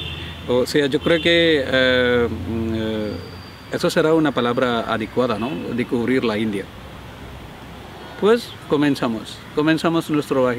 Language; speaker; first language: Spanish; non-native, learner; Malayalam